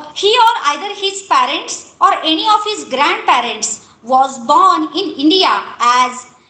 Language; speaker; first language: English; non-native, local second language; Marathi